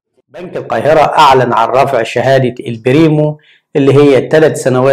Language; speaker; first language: Arabic; native; Arabic